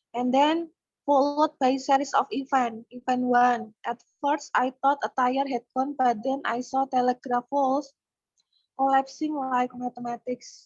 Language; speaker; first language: English; non-native, fluent; Indonesian